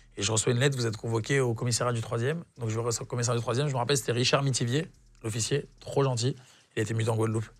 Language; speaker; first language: French; native; French